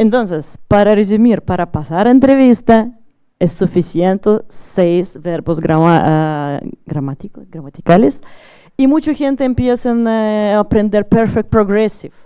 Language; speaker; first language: Spanish; non-native, learner; Russian